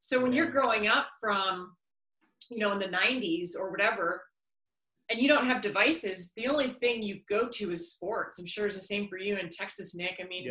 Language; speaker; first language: English; native; English